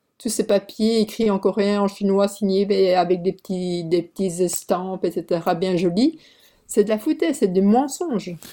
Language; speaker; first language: French; early bilingual, other home language; Korean